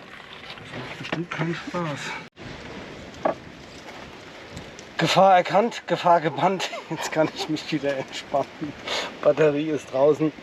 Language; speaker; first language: German; native; German